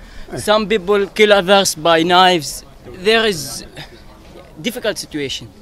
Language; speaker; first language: English; non-native, learner; Arabic